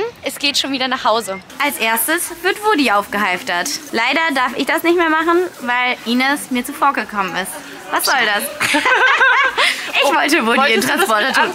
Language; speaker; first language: German; native; German